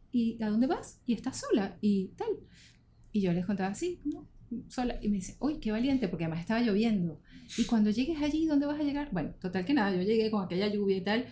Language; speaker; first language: Spanish; native; Spanish